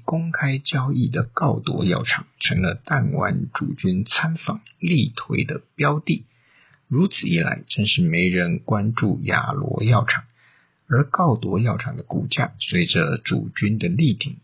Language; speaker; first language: Chinese; native; Chinese